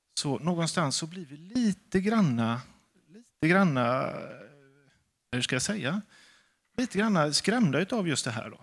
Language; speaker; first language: Swedish; native; Swedish